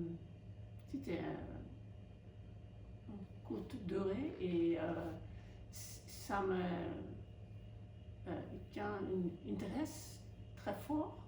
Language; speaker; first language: French; non-native, fluent; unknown